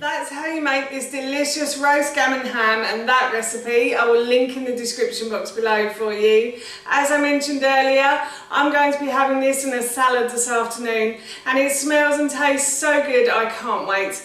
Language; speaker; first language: English; native; English